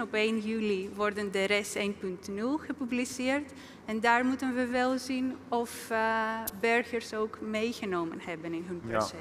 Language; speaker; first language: Dutch; non-native, fluent; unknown